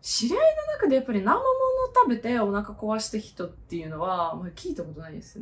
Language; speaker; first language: Japanese; non-native, fluent; Russian